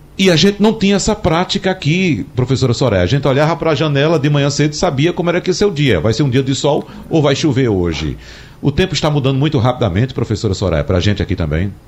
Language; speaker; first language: Portuguese; native; Portuguese